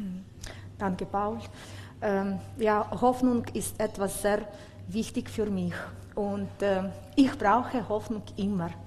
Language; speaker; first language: German; non-native, learner; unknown